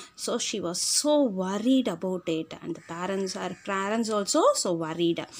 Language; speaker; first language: English; non-native, local second language; Tamil